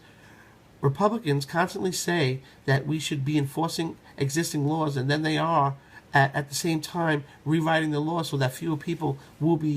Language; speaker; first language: English; native; English